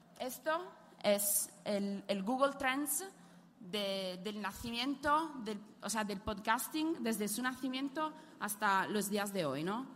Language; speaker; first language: Spanish; non-native, fluent; Italian